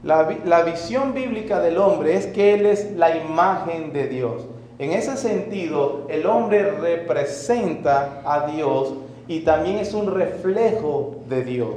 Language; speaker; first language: Spanish; native; Spanish